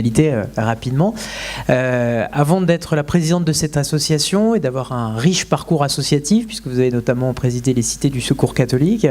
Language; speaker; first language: French; native; French